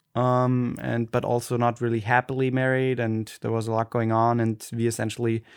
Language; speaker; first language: English; non-native, fluent; German